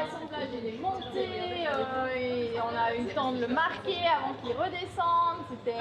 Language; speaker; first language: French; native; French